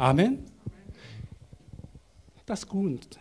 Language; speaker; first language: German; non-native, learner; Korean